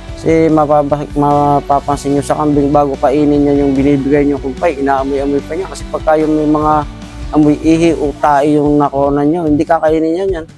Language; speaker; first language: Filipino; native; Filipino